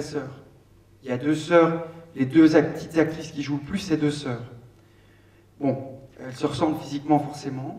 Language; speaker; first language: French; native; French